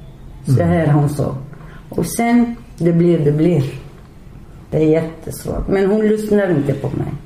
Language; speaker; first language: Swedish; non-native, learner; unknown